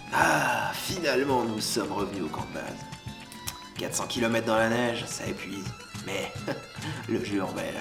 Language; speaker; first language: French; native; French